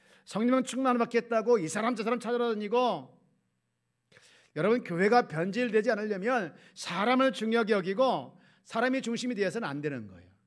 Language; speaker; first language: Korean; native; Korean